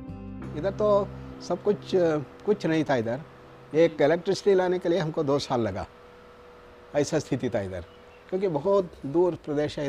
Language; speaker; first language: Hindi; non-native, local second language; Kannada